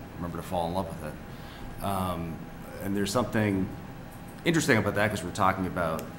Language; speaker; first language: English; native; English